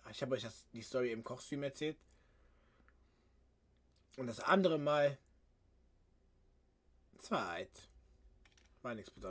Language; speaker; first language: German; early bilingual, other home language; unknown